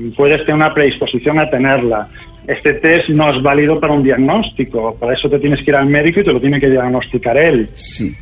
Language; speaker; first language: Spanish; native; Spanish